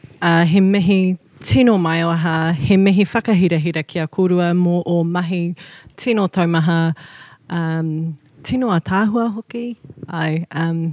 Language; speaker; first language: Māori; non-native, local second language; English